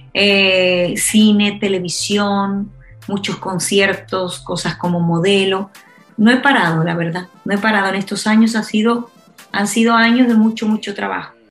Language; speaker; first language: Spanish; native; Spanish